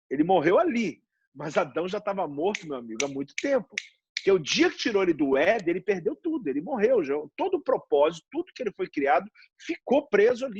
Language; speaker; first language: Portuguese; native; Portuguese